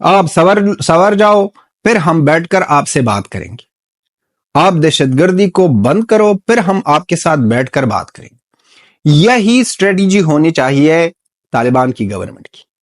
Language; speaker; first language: Hindi; non-native, fluent; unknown